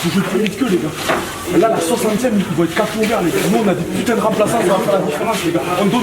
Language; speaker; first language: French; native; French